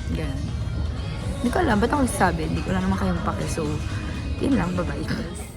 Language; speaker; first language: Filipino; native; Filipino